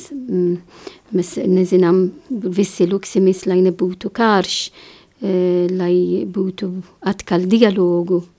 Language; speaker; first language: Latvian; non-native, fluent; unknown